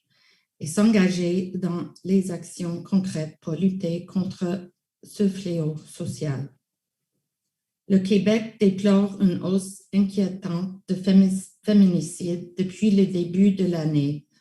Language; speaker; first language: French; non-native, local second language; English